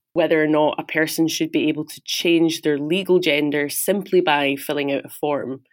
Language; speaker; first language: English; native; English